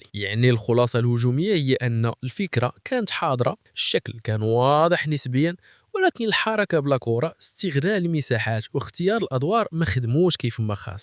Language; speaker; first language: Arabic; native; Arabic